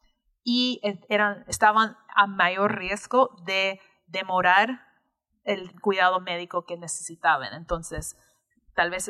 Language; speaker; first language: Spanish; early bilingual, heritage; English